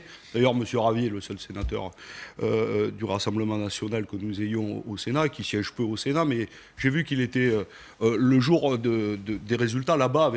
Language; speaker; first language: French; native; French